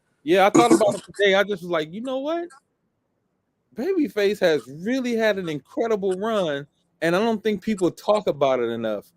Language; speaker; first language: English; native; English